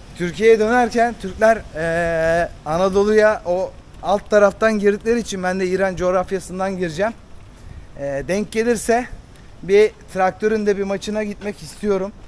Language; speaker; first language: Turkish; early bilingual, heritage; Turkish